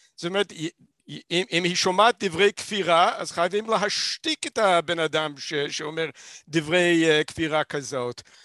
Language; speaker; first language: Hebrew; non-native, fluent; English